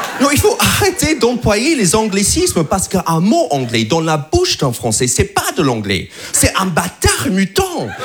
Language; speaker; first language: French; non-native, fluent; English